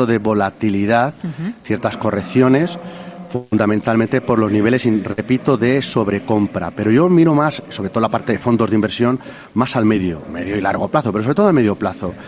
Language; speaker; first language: Spanish; native; Spanish